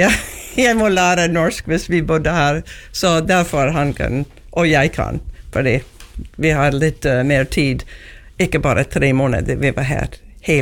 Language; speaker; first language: Norwegian; non-native, learner; English